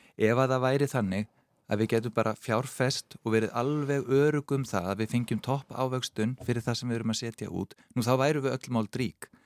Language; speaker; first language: Icelandic; native; Icelandic